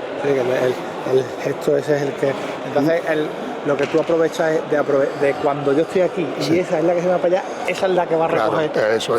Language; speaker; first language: Spanish; native; Spanish